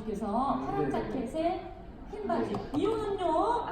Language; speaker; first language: Korean; native; Korean